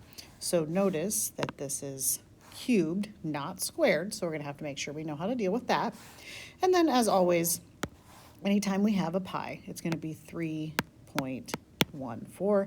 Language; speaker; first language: English; native; English